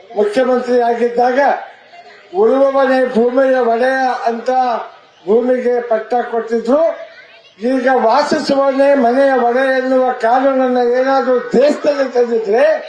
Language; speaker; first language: Kannada; non-native, local second language; Lambadi